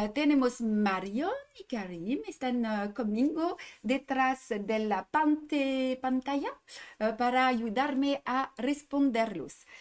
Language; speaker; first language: Spanish; non-native, learner; French